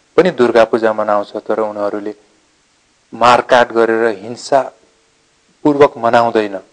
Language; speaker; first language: Nepali; non-native, local second language; Eastern Tamang